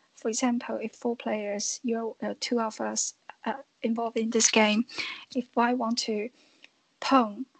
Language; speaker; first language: English; non-native, fluent; Chinese